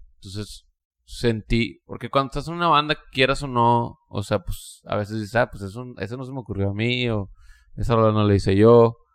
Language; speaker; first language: Spanish; native; Spanish